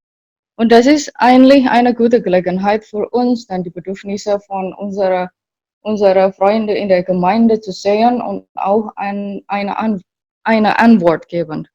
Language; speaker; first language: German; non-native, learner; Indonesian